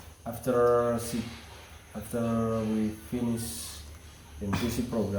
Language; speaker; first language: English; non-native, learner; Indonesian